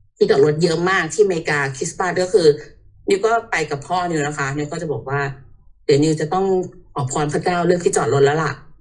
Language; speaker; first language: Thai; early bilingual, heritage; Thai